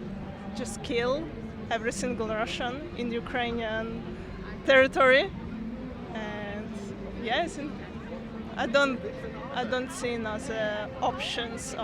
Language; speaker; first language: English; non-native, learner; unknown